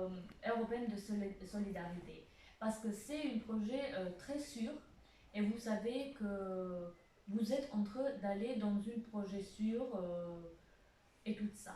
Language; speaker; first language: French; non-native, fluent; Albanian